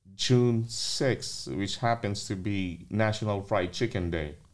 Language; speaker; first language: English; non-native, local second language; Filipino